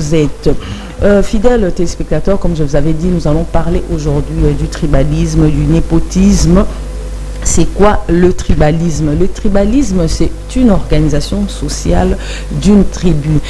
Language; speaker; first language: French; non-native, local second language; Lingala